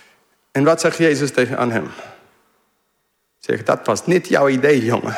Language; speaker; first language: Dutch; non-native, fluent; English